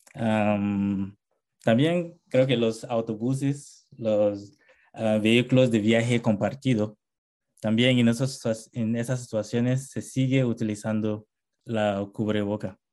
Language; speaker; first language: Spanish; non-native, fluent; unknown